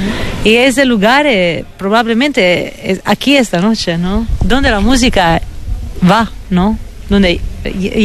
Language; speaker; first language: Spanish; non-native, fluent; Italian